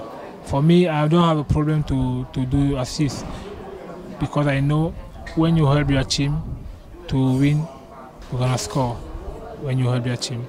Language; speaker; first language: English; non-native, learner; French